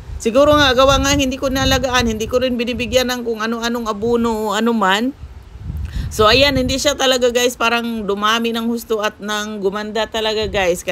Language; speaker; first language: Filipino; non-native, local second language; Cebuano